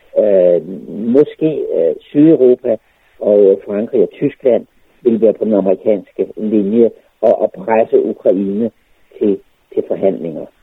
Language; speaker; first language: Danish; native; Danish